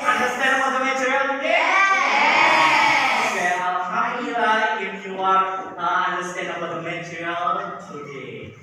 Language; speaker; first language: English; non-native, learner; Indonesian